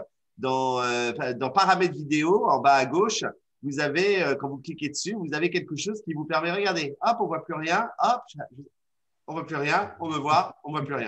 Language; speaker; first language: French; native; French